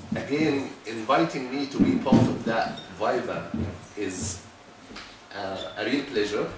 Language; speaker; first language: English; non-native, fluent; Arabic